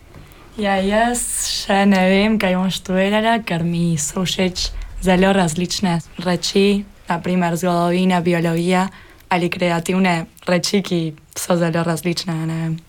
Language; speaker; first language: Slovenian; early bilingual, heritage; Spanish